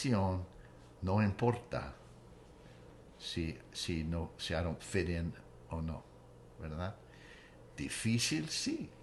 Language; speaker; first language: Spanish; non-native, fluent; English